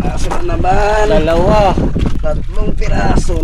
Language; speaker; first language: Filipino; non-native, local second language; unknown